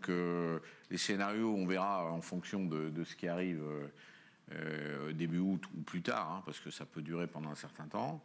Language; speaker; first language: French; native; French